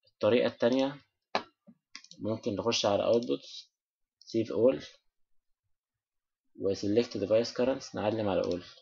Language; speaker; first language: Arabic; native; Arabic